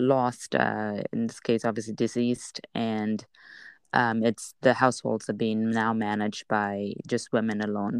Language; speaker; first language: English; non-native, local second language; Wolof